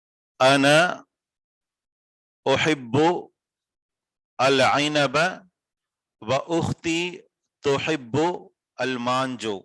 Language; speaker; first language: Arabic; non-native, fluent; Urdu